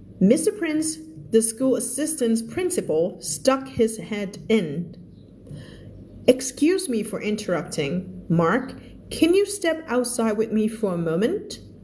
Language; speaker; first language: English; non-native, fluent; Thai